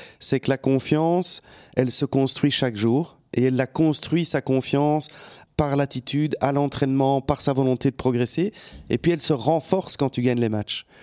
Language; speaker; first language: French; native; French